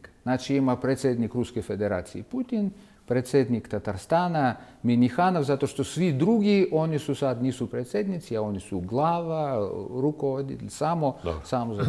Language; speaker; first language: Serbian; non-native, fluent; Russian